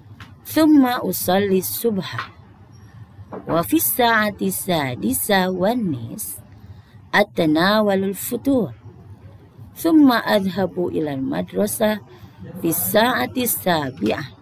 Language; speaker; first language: Arabic; non-native, fluent; Indonesian